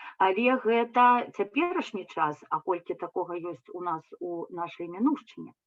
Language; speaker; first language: Belarusian; native; Belarusian